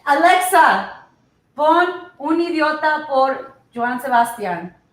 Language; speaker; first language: Spanish; early bilingual, other home language; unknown